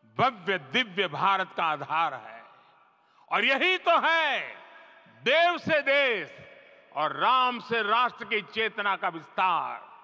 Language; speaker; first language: Hindi; non-native, local second language; Gujarati